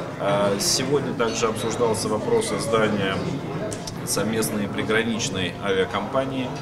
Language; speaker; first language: Russian; native; Russian